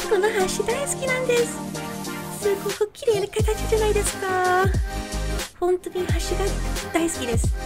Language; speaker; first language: Japanese; non-native, fluent; English